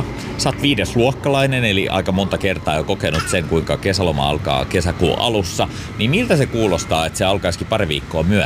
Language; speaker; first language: Finnish; native; Finnish